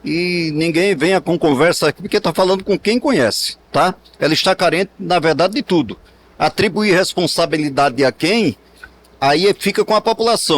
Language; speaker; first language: Portuguese; native; Portuguese